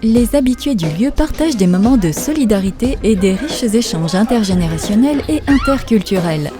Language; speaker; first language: French; native; French